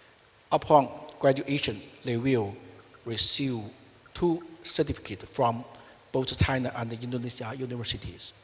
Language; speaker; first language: English; non-native, fluent; Chinese